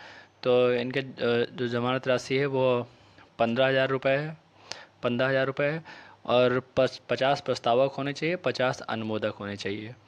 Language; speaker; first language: Hindi; native; Hindi